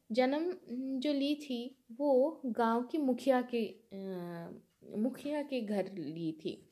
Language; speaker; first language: Hindi; non-native, local second language; Bangla